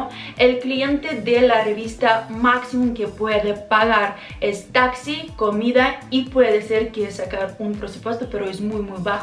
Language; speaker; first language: Spanish; non-native, fluent; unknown